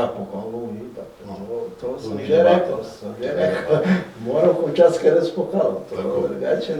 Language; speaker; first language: Slovenian; non-native, fluent; Portuguese